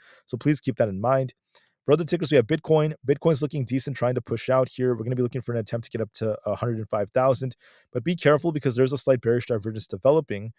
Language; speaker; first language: English; native; English